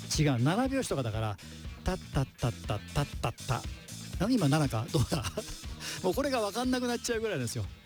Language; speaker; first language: Japanese; native; Japanese